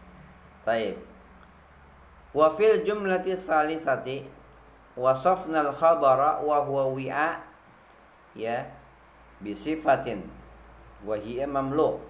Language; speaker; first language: Arabic; non-native, fluent; Indonesian